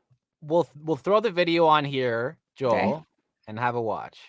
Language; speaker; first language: English; native; English